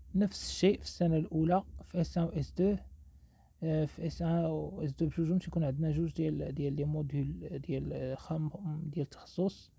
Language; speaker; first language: French; non-native, local second language; Arabic